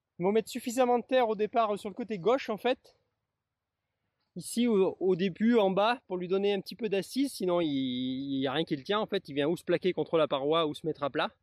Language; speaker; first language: French; native; French